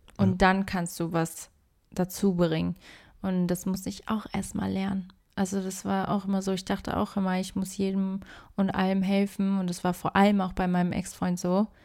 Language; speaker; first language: German; early bilingual, other home language; Portuguese